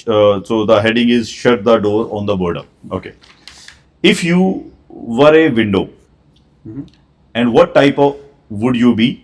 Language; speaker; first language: English; non-native, local second language; Hindi